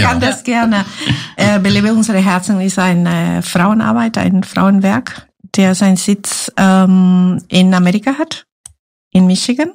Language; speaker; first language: German; non-native, fluent; Spanish